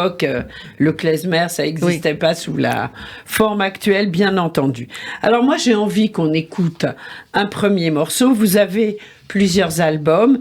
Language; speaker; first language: French; native; French